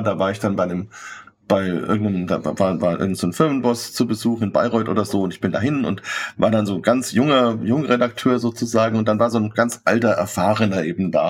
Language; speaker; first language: German; native; German